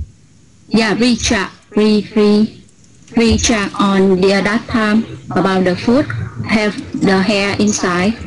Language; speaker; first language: English; non-native, learner; Vietnamese